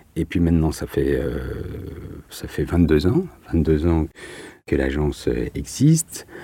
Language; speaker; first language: French; native; French